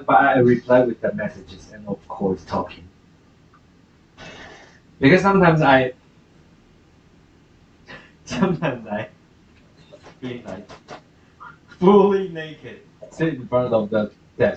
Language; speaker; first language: English; non-native, fluent; Chinese